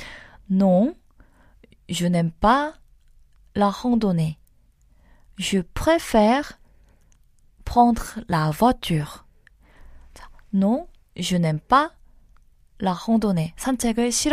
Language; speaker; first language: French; non-native, fluent; Korean